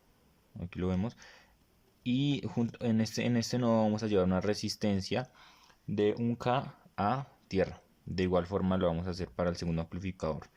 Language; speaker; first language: Spanish; native; Spanish